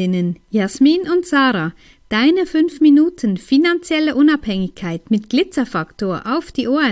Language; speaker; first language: German; native; German